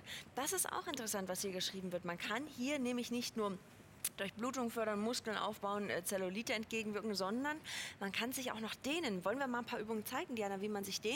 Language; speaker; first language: German; native; German